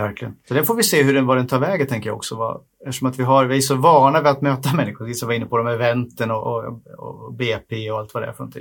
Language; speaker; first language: Swedish; native; Swedish